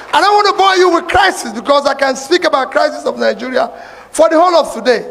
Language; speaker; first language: English; non-native, local second language; Igbo